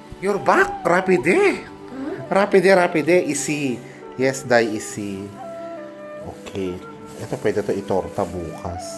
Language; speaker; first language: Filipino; non-native, local second language; Cebuano